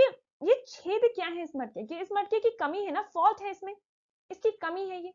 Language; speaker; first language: Hindi; native; Hindi